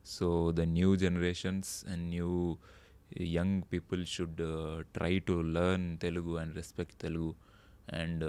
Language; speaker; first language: English; non-native, local second language; Telugu